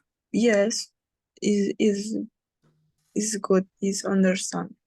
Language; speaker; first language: English; non-native, learner; Spanish